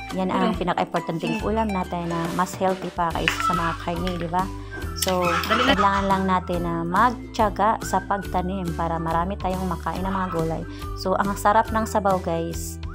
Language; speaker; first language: Filipino; non-native, local second language; Cebuano